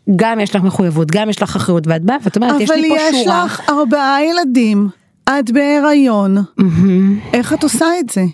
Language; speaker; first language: Hebrew; native; Hebrew